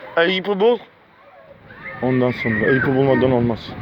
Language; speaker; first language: Turkish; native; Turkish